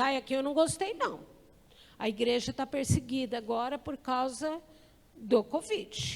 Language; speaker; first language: Portuguese; native; Portuguese